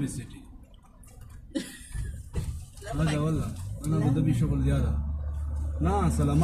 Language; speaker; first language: Arabic; non-native, learner; Hindi